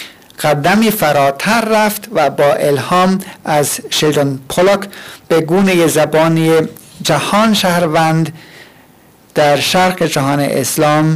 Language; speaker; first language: Persian; non-native, fluent; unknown